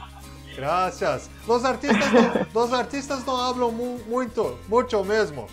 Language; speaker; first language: Spanish; non-native, learner; Portuguese